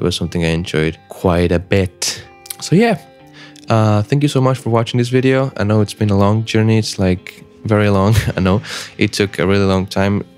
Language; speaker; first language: English; non-native, fluent; Spanish